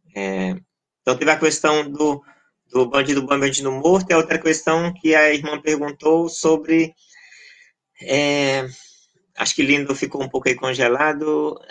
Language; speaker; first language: Portuguese; native; Portuguese